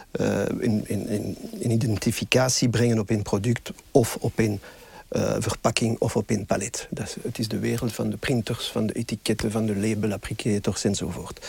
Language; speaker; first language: Dutch; non-native, local second language; French